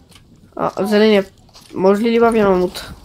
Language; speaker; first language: Bulgarian; native; Bulgarian